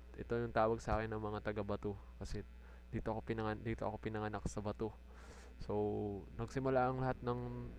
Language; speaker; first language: Filipino; non-native, local second language; Bikol